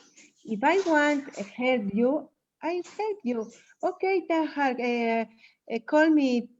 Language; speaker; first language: English; non-native, learner; Spanish